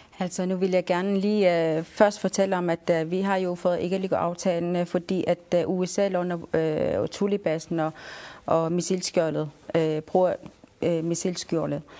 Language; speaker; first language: Danish; non-native, local second language; Kalaallisut